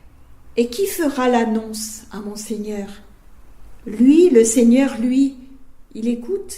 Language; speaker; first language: French; native; French